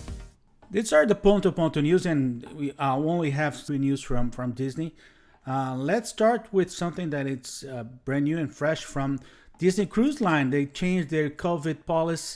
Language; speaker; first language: English; non-native, fluent; Portuguese